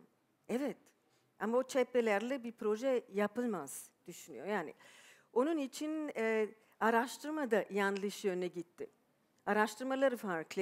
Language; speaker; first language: Turkish; non-native, fluent; German